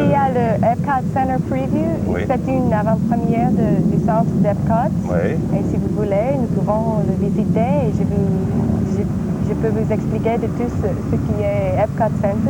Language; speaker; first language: French; non-native, learner; English